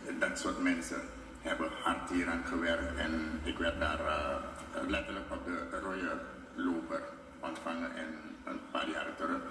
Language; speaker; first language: Dutch; native; Dutch